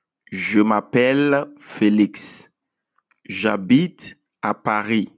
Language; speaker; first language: French; non-native, fluent; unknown